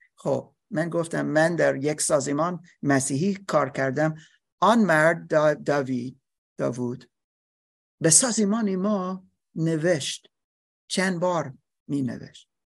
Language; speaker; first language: Persian; non-native, learner; English